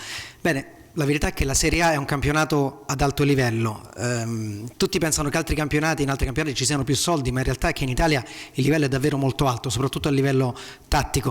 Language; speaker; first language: Italian; native; Italian